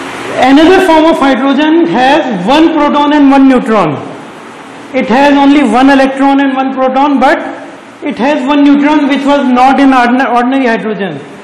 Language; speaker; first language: English; non-native, local second language; Urdu